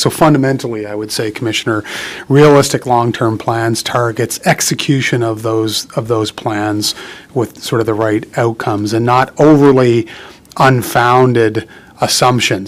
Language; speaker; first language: English; native; English